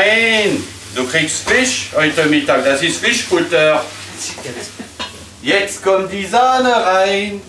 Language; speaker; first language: German; non-native, fluent; French